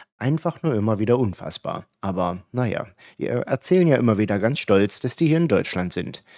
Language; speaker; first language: German; native; German